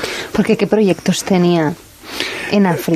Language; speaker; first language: Spanish; native; Spanish